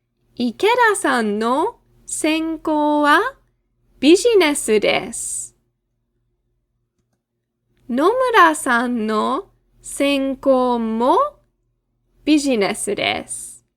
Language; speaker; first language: Japanese; non-native, fluent; English